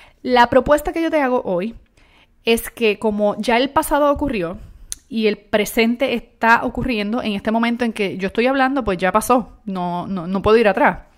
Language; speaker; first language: Spanish; native; Spanish